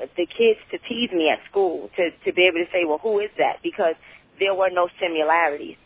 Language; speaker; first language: English; native; English